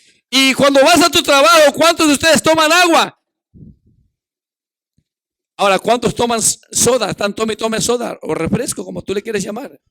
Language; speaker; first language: Spanish; native; Spanish